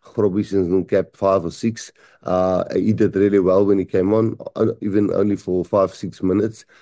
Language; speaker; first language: English; non-native, local second language; Afrikaans